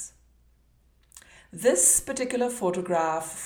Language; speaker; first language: English; non-native, local second language; Urdu